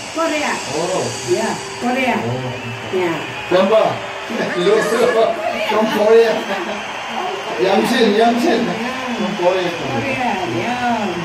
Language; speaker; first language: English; non-native, learner; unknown